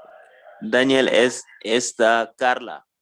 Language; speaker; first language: Spanish; non-native, learner; French